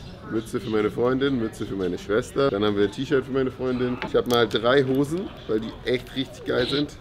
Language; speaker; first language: German; native; German